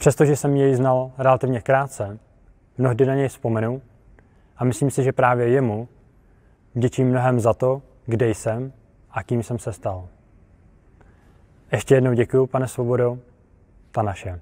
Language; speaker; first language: Czech; native; Czech